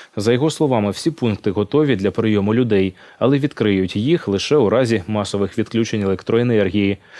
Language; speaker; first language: Ukrainian; native; Ukrainian